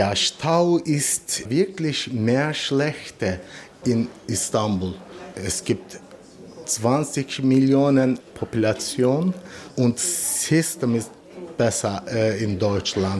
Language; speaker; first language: German; non-native, learner; Turkish